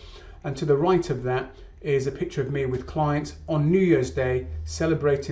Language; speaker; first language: English; native; English